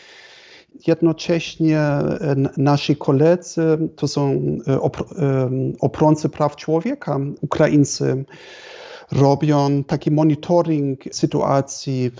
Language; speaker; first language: Polish; non-native, fluent; German